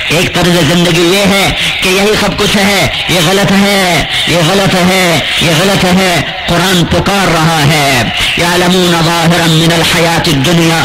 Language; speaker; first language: Urdu; non-native, local second language; Punjabi